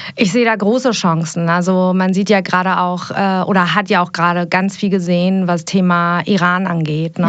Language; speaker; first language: German; early bilingual, other home language; Persian